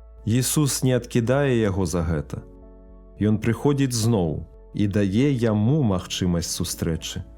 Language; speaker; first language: Belarusian; native; Belarusian